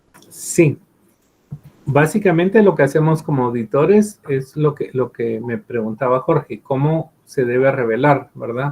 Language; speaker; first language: Spanish; native; Spanish